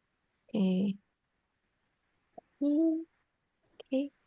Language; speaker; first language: English; non-native, learner; Vietnamese